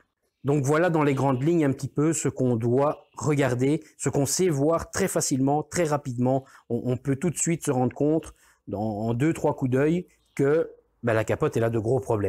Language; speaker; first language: French; native; French